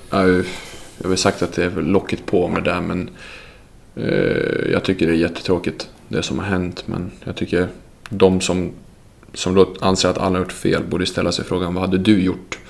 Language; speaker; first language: Swedish; early bilingual, other home language; Serbian